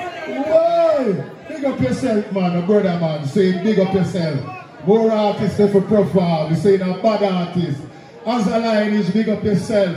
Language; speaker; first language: English; native; English